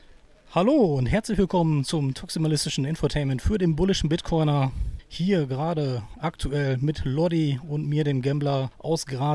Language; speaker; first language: German; native; German